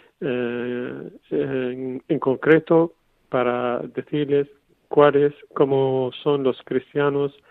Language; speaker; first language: Spanish; non-native, fluent; Arabic